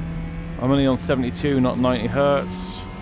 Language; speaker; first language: English; native; English